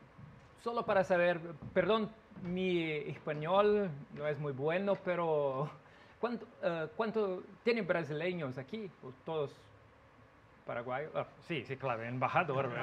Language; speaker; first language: Spanish; non-native, learner; Portuguese